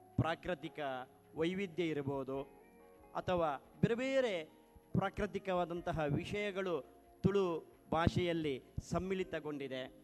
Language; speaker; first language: Kannada; non-native, local second language; Tulu